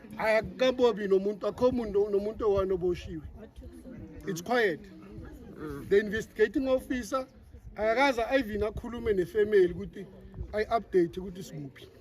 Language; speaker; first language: Zulu; native; Zulu